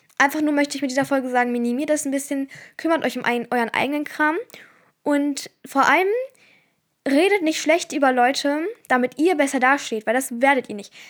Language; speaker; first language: German; early bilingual, other home language; Turkish